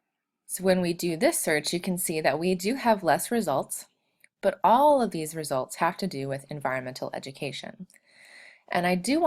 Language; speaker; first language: English; native; English